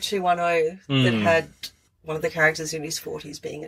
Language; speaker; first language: English; native; English